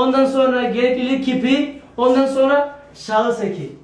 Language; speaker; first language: Turkish; non-native, fluent; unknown